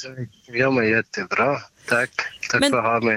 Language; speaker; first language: Swedish; non-native, learner; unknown